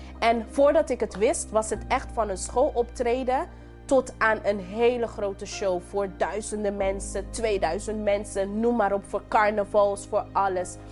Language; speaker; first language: Dutch; non-native, local second language; English